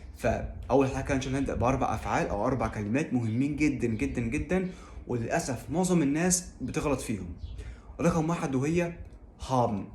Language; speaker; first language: Arabic; native; Arabic